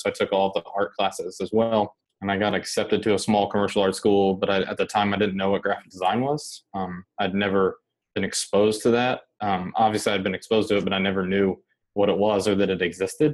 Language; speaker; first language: English; native; English